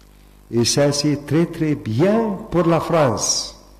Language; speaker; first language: French; non-native, fluent; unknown